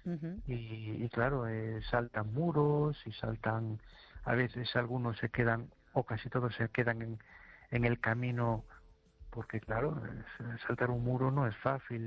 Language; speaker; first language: Spanish; native; Spanish